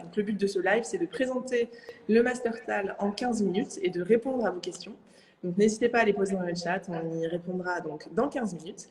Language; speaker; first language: French; native; French